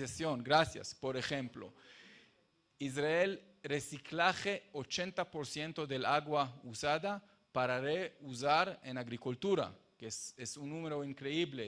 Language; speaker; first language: Spanish; non-native, fluent; Hebrew